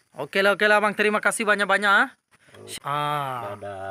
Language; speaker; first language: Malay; non-native, learner; Bangla